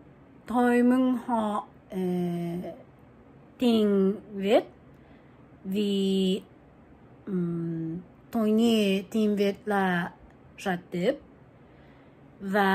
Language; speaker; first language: Vietnamese; non-native, learner; French